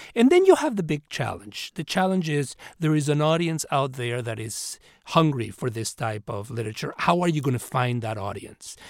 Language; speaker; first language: English; non-native, fluent; Spanish